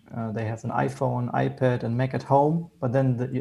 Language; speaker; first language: English; non-native, fluent; German